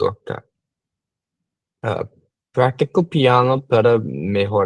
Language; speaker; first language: Spanish; non-native, learner; English